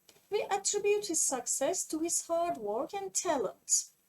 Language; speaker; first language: English; non-native, fluent; Turkish